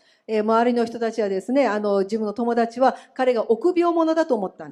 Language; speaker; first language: Japanese; native; Japanese